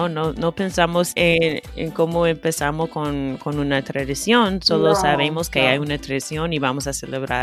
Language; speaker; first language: Spanish; non-native, fluent; English